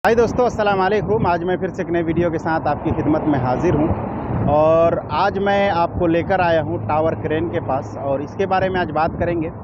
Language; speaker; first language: Hindi; native; Hindi